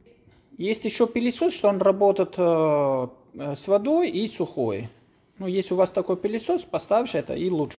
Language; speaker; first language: Russian; non-native, learner; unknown